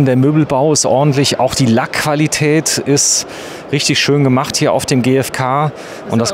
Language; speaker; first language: German; native; German